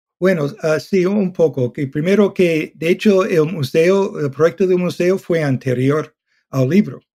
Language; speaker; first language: Spanish; non-native, fluent; English